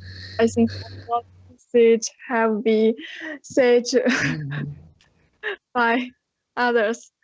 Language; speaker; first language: English; non-native, learner; Chinese